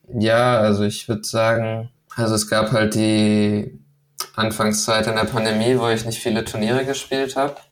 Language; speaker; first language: German; early bilingual, other home language; Danish